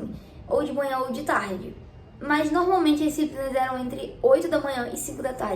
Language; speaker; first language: Portuguese; native; Portuguese